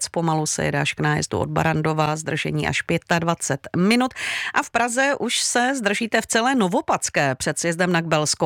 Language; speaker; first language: Czech; native; Czech